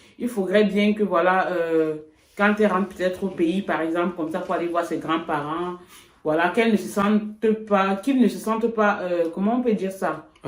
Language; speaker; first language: French; native; French